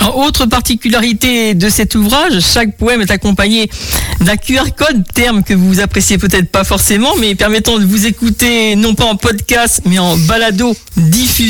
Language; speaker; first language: French; native; French